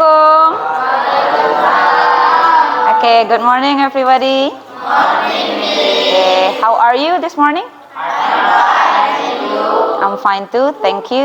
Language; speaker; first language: English; non-native, fluent; Indonesian